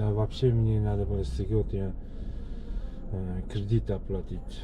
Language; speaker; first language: Russian; non-native, learner; Uzbek